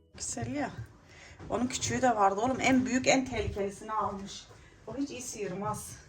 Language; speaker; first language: Turkish; native; Turkish